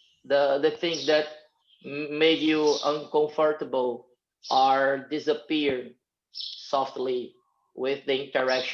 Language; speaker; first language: English; non-native, fluent; Portuguese